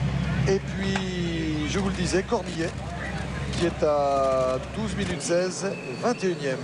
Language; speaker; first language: French; native; French